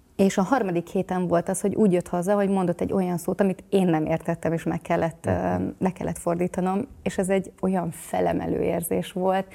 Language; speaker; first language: Hungarian; native; Hungarian